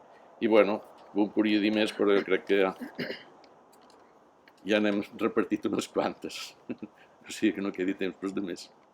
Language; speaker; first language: Catalan; native; Catalan